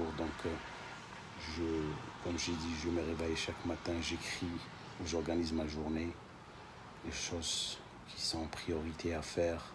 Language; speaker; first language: French; non-native, local second language; Arabic